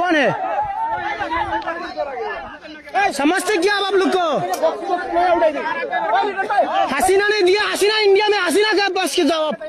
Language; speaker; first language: Hindi; non-native, learner; Bangla